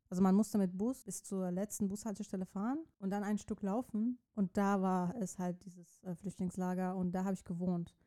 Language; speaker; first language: German; non-native, fluent; Persian